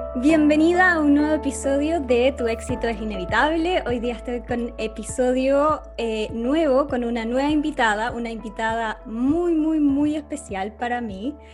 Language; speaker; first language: Spanish; native; Spanish